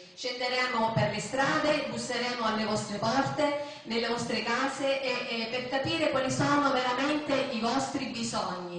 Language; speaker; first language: Italian; native; Italian